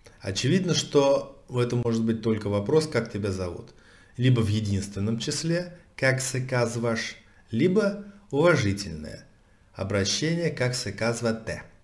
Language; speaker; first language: Russian; native; Russian